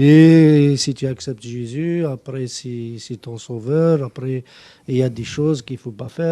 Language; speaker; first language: French; non-native, local second language; Arabic